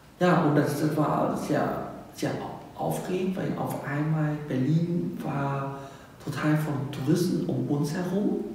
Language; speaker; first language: German; non-native, fluent; Vietnamese